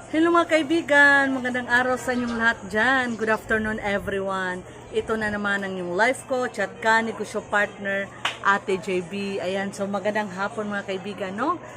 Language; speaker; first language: Filipino; non-native, local second language; Cebuano